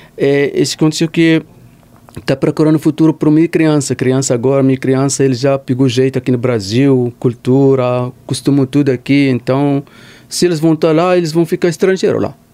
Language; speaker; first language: Portuguese; non-native, learner; Arabic